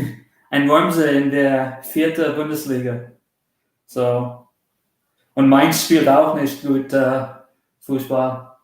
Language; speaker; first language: German; early bilingual, heritage; German